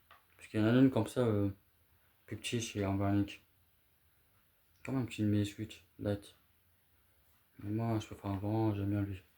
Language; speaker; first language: French; native; French